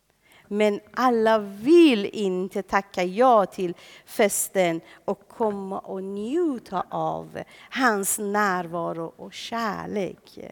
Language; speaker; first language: Swedish; non-native, fluent; Persian